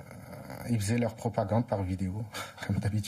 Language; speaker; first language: French; native; French